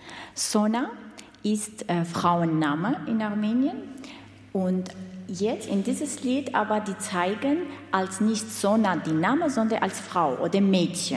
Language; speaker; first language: German; non-native, learner; Armenian